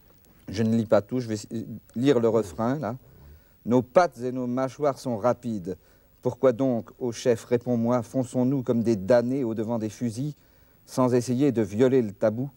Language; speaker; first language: French; native; French